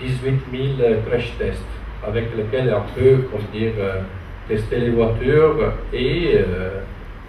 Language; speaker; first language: French; non-native, fluent; Italian